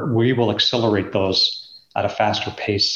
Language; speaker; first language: English; native; English